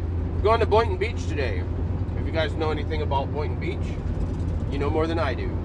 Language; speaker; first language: English; native; English